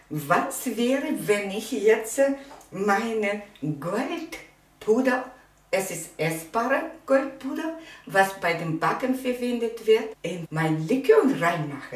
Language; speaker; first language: German; non-native, learner; Russian